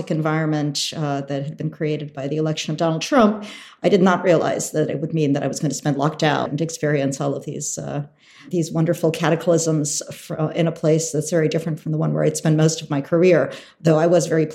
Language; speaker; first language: English; early bilingual, other home language; Russian